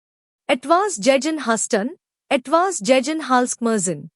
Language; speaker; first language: German; non-native, fluent; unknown